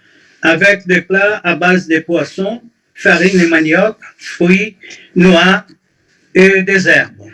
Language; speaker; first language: French; non-native, fluent; Portuguese